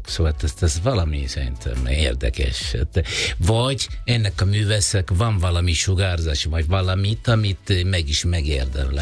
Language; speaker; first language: Hungarian; non-native, fluent; Italian